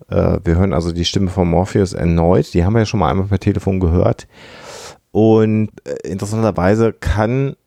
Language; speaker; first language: German; native; German